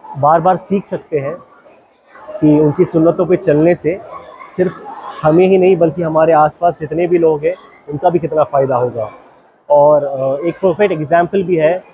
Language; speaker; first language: Urdu; native; Urdu